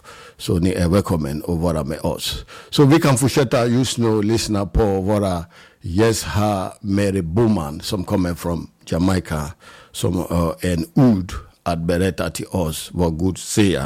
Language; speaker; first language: Swedish; non-native, fluent; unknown